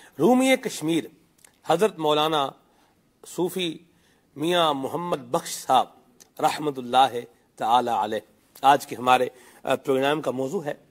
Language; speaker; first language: Urdu; non-native, local second language; Punjabi